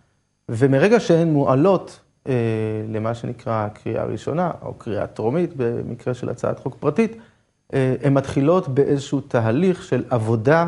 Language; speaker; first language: Hebrew; native; Hebrew